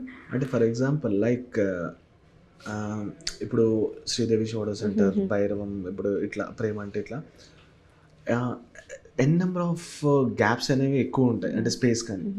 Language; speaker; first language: Telugu; native; Telugu